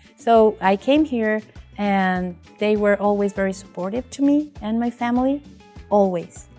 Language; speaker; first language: English; non-native, fluent; Spanish